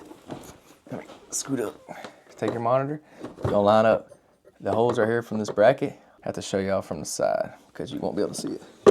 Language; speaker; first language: English; native; English